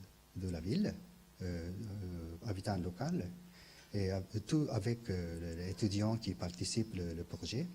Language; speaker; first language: French; non-native, learner; Japanese